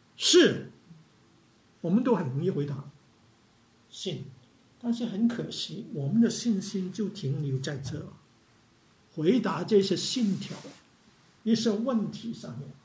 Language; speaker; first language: Chinese; non-native, local second language; Cantonese